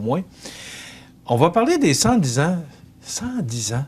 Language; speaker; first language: French; native; French